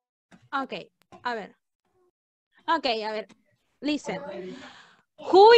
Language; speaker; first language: English; non-native, fluent; Spanish